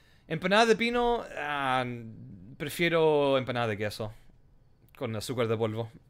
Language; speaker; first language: Spanish; native; Spanish